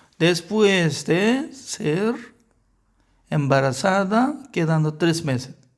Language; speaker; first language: Spanish; non-native, fluent; Korean